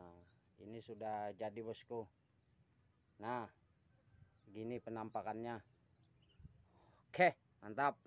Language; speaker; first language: Indonesian; native; Indonesian